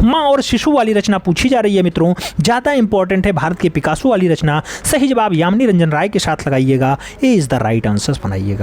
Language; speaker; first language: Hindi; native; Hindi